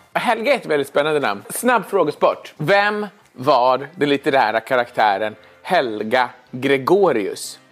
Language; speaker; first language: Swedish; native; Swedish